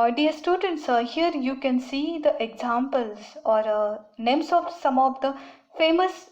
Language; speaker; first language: English; non-native, local second language; Marathi